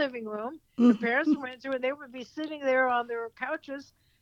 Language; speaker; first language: English; native; English